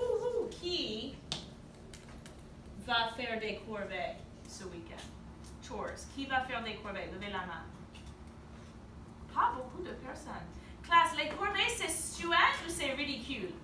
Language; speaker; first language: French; non-native, fluent; English